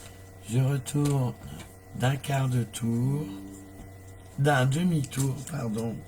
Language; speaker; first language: French; native; French